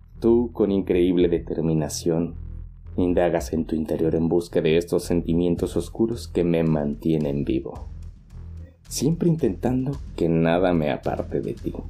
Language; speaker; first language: Spanish; native; Spanish